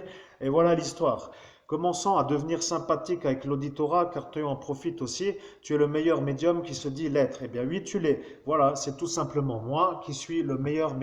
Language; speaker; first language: French; native; French